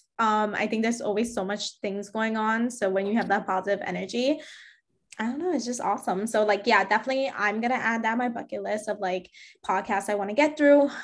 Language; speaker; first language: English; native; English